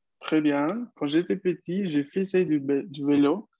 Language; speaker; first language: French; non-native, fluent; Spanish